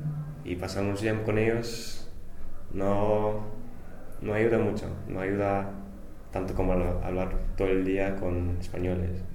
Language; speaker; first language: Spanish; non-native, fluent; English